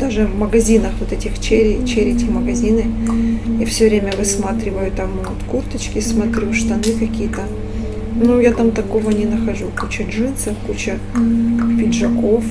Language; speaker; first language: Russian; native; Russian